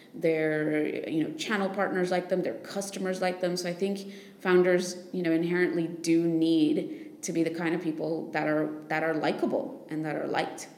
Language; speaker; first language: English; native; English